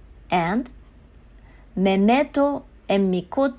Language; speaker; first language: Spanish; non-native, learner; Japanese